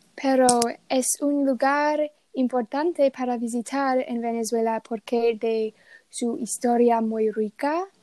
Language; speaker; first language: Spanish; non-native, learner; English